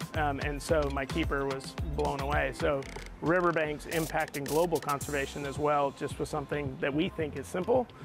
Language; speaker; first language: English; native; English